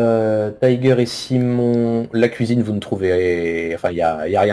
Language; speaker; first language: French; native; French